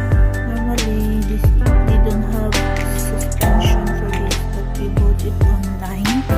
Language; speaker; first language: English; non-native, local second language; Filipino